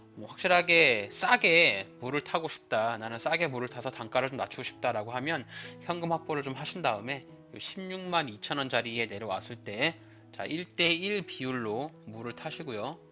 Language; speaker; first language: Korean; native; Korean